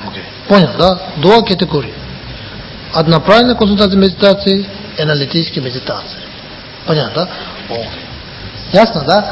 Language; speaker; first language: Russian; non-native, learner; Tibetan